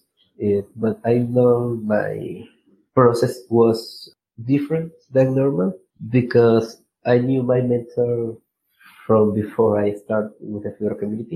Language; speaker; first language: English; non-native, learner; Spanish